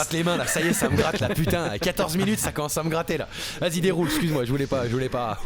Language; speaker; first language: French; native; French